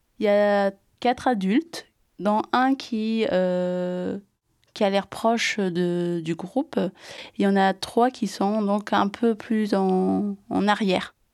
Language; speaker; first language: French; early bilingual, other home language; Amharic